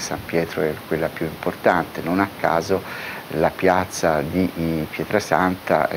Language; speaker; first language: Italian; native; Italian